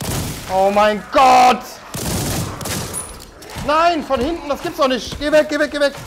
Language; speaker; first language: German; native; German